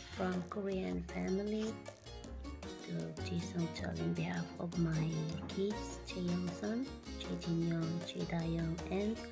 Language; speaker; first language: English; non-native, local second language; Cebuano